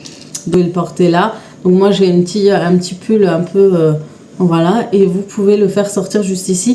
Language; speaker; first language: French; native; French